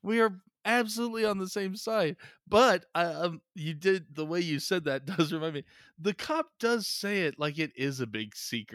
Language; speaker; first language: English; native; English